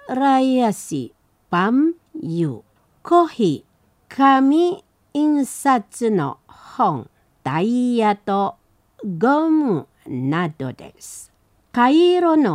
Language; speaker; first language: Japanese; non-native, learner; Indonesian